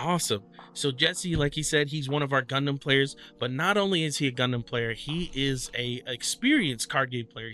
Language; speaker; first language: English; native; English